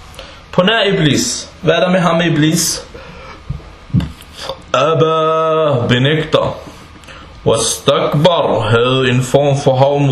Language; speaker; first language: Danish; non-native, fluent; Arabic